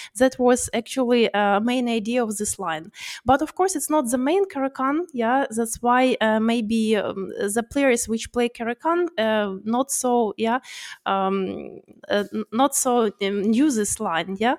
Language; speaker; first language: English; non-native, learner; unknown